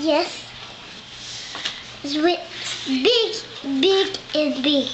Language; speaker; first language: English; non-native, learner; French